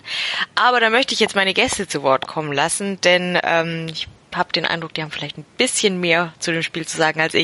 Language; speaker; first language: German; native; German